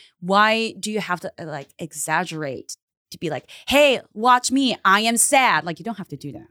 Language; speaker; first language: English; early bilingual, other home language; Japanese